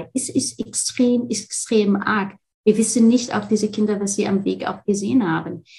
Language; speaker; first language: German; non-native, fluent; Arabic